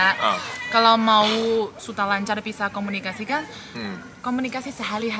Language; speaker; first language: Indonesian; non-native, fluent; Chinese